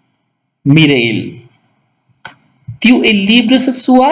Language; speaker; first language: French; non-native, local second language; Hindi